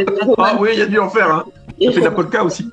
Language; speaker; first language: French; native; French